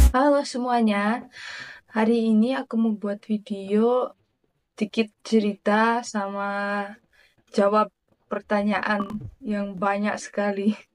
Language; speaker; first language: Indonesian; early bilingual, other home language; Russian